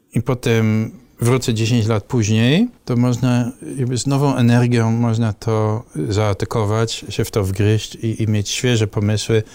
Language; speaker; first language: Polish; non-native, fluent; Dutch